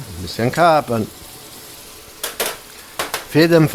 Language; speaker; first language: German; non-native, fluent; Italian